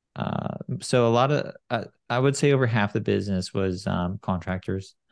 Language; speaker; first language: English; native; English